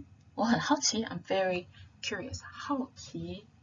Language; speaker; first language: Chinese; non-native, fluent; English